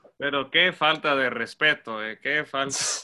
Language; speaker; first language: Spanish; non-native, fluent; English